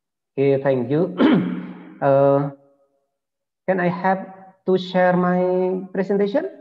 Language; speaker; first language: English; non-native, learner; Indonesian